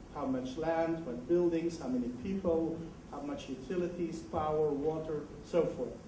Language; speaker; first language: English; non-native, fluent; Dutch